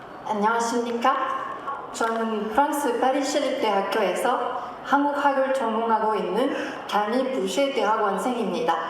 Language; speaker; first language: Korean; non-native, fluent; French